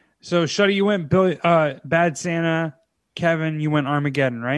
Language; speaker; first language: English; native; English